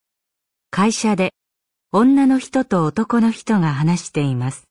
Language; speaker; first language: Japanese; native; Japanese